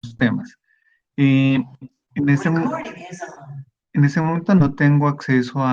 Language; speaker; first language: Spanish; native; Spanish